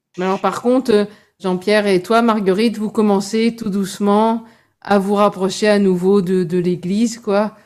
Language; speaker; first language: French; native; French